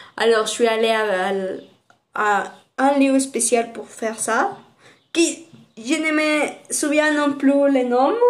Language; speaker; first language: French; non-native, learner; Spanish